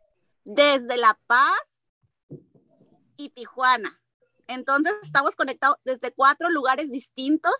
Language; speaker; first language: Spanish; native; Spanish